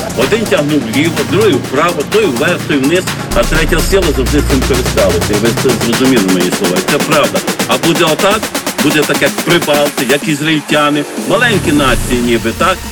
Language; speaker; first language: Ukrainian; native; Ukrainian